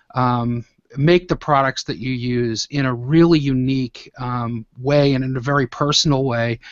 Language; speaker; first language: English; native; English